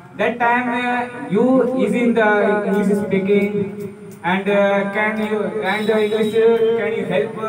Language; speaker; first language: English; non-native, learner; Hindi